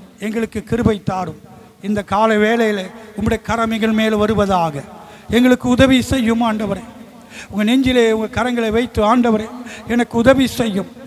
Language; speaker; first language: Tamil; early bilingual, heritage; Tamil